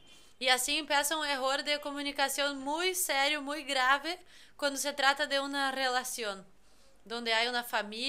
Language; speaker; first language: Spanish; non-native, fluent; Portuguese